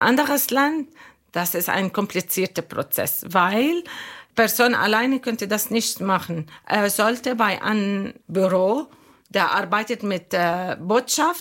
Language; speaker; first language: German; non-native, fluent; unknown